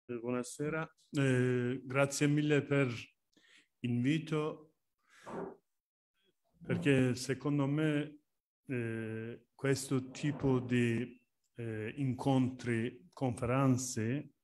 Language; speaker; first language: Italian; non-native, learner; Turkish